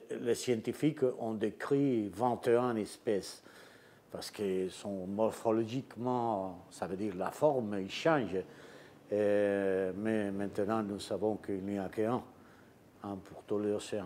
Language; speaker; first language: French; non-native, fluent; Spanish